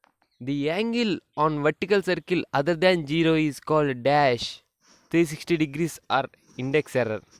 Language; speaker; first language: English; non-native, local second language; Telugu